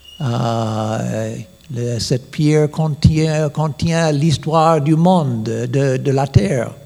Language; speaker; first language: French; non-native, fluent; English